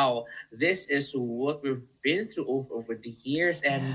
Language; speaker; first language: English; non-native, local second language; Filipino